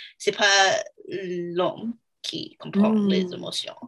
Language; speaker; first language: French; non-native, learner; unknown